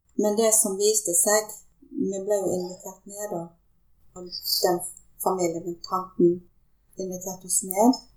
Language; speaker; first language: Norwegian; native; Norwegian